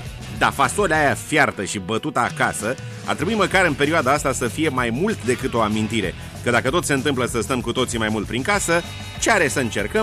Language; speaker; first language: Romanian; native; Romanian